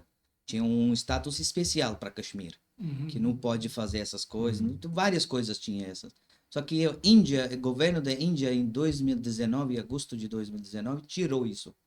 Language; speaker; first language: Portuguese; non-native, learner; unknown